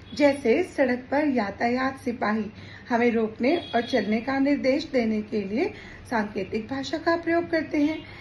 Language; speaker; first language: Hindi; native; Hindi